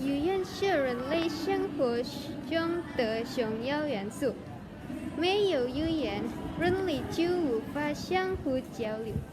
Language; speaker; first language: Chinese; non-native, learner; Indonesian